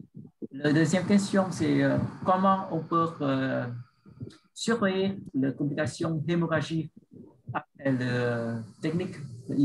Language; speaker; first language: French; non-native, learner; Vietnamese